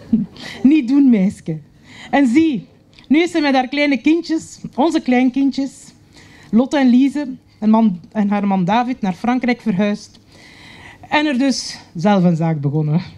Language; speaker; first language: Dutch; native; Dutch